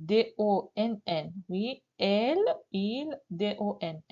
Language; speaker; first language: French; non-native, fluent; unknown